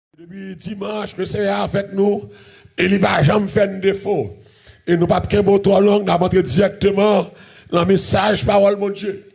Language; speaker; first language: French; non-native, local second language; Haitian Creole